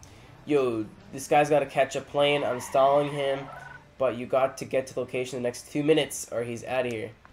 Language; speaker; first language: English; native; English